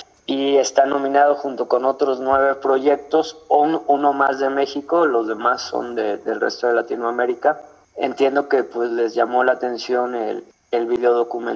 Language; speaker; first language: Spanish; native; Spanish